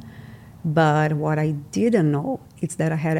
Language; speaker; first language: English; non-native, learner; Portuguese